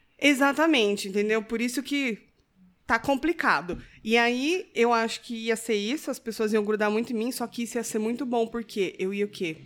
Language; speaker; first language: Portuguese; native; Portuguese